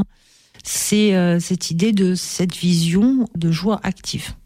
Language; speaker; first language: French; native; French